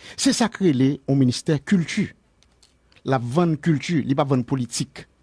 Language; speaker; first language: French; non-native, local second language; Haitian Creole